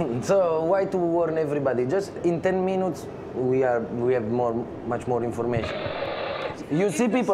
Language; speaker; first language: English; non-native, fluent; Italian